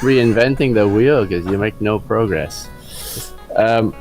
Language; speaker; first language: English; native; English